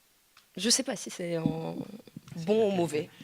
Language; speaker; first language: French; native; French